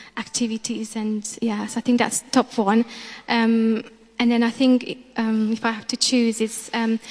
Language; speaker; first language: English; non-native, fluent; Romanian